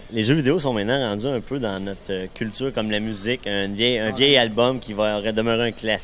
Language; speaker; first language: French; native; French